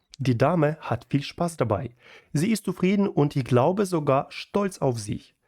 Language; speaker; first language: German; non-native, fluent; Ukrainian